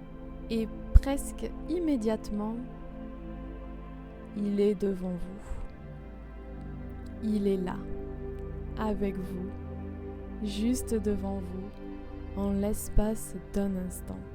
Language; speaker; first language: French; native; French